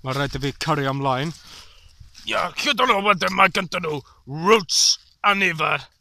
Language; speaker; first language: Welsh; non-native, learner; English